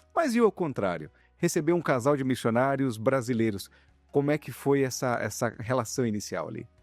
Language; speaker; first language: Portuguese; native; Portuguese